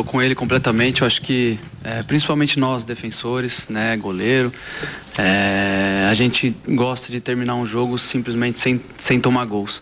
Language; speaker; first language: Portuguese; native; Portuguese